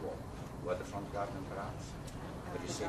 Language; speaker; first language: English; non-native, fluent; Italian